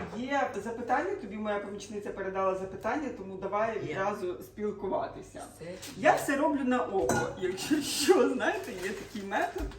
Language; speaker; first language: Ukrainian; non-native, local second language; Russian